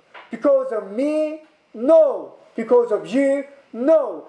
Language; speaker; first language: English; non-native, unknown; Korean